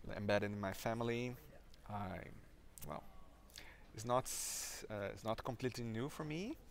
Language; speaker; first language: English; non-native, fluent; Portuguese